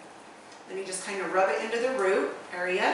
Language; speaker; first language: English; native; English